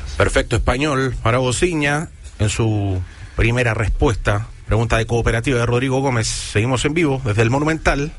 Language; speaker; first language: Spanish; native; Spanish